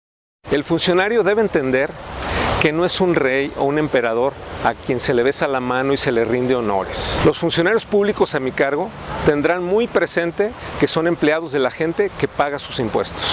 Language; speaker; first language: Spanish; native; Spanish